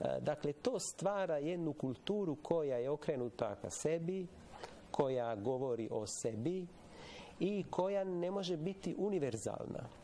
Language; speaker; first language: Serbian; non-native, fluent; Italian